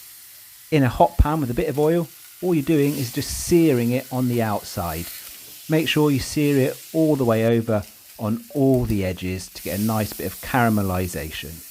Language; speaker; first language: English; native; English